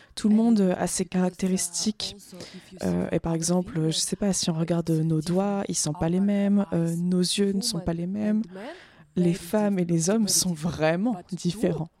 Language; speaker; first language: French; non-native, fluent; Ukrainian